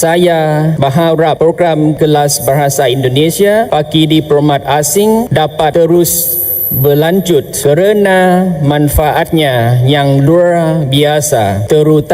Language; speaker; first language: Indonesian; non-native, fluent; Lao